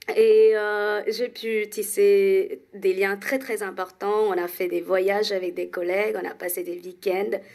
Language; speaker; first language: French; non-native, fluent; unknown